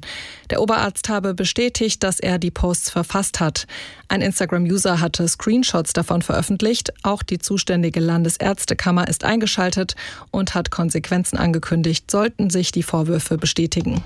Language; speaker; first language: German; native; German